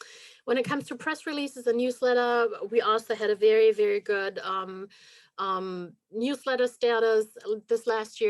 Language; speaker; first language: English; non-native, fluent; German